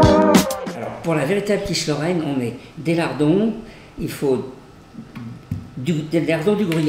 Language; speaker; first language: French; native; French